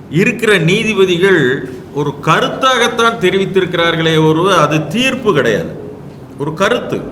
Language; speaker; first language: Tamil; native; Tamil